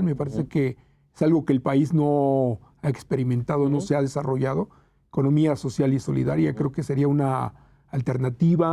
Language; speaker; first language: Spanish; native; Spanish